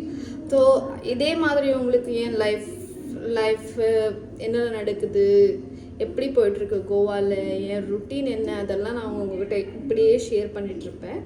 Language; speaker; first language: Tamil; early bilingual, heritage; Tamil